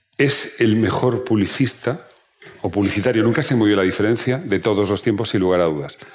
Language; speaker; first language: Spanish; native; Spanish